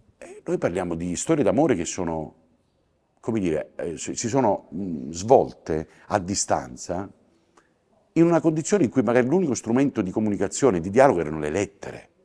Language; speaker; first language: Italian; native; Italian